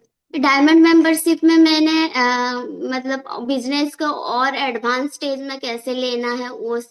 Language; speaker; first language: Hindi; non-native, local second language; Odia